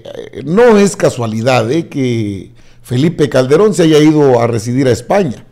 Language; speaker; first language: Spanish; native; Spanish